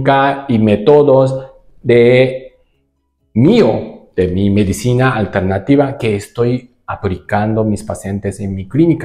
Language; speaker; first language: Spanish; non-native, learner; Japanese